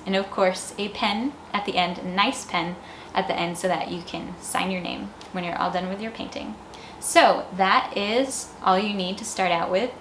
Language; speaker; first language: English; native; English